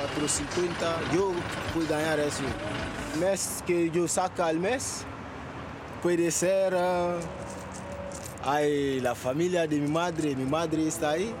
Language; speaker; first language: Spanish; non-native, learner; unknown